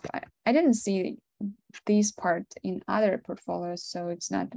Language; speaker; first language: English; non-native, fluent; Ukrainian